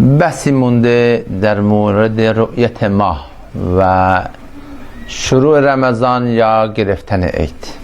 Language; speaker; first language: Persian; non-native, local second language; Turkmen